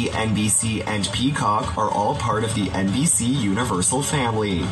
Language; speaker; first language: English; native; English